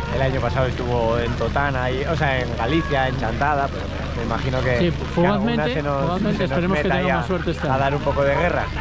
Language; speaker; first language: Spanish; native; Spanish